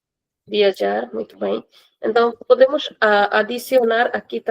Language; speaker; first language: Portuguese; non-native, fluent; Hindi